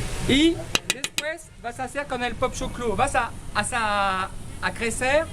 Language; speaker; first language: Spanish; non-native, learner; French